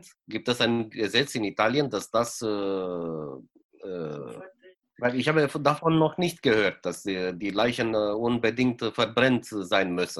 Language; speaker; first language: German; non-native, fluent; Romanian